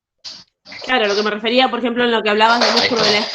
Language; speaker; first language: Spanish; native; Spanish